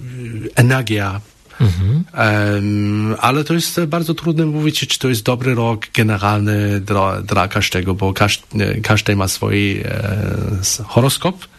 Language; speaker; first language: Polish; non-native, learner; Chinese